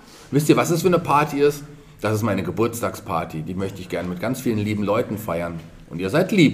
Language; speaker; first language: German; native; German